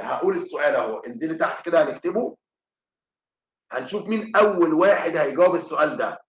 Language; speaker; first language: Arabic; native; Arabic